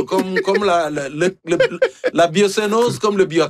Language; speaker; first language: French; native; French